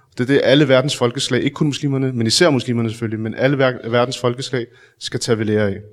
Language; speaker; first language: Danish; early bilingual, other home language; Arabic